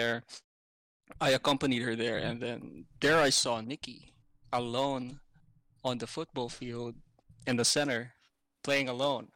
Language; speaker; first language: English; non-native, local second language; Filipino